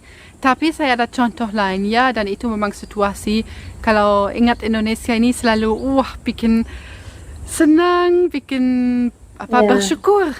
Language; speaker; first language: Indonesian; non-native, fluent; German